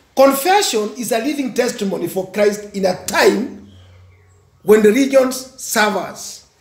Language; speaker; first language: English; non-native, local second language; Swahili